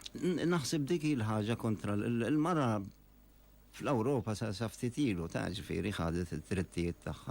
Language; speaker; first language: Maltese; non-native, fluent; Arabic